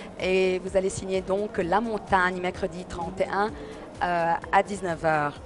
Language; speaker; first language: French; non-native, local second language; Arabic